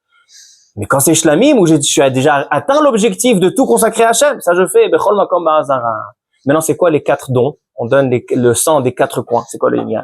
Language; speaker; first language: French; native; French